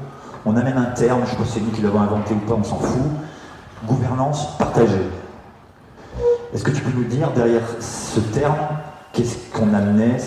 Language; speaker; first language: French; native; French